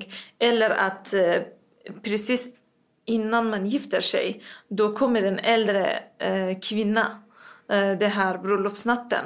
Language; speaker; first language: Swedish; non-native, fluent; Persian